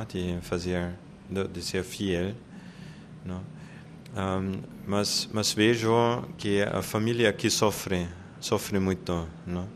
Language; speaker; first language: Portuguese; non-native, fluent; German